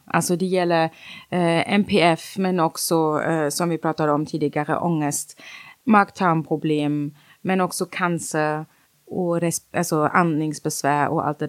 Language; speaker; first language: Swedish; non-native, fluent; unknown